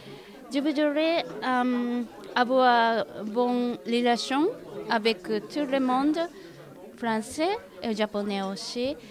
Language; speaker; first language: French; non-native, learner; Japanese